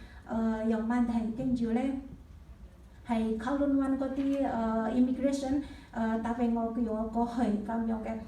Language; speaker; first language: Cantonese; non-native, learner; Indonesian